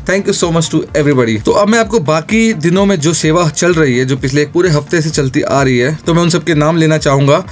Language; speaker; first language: Hindi; native; Hindi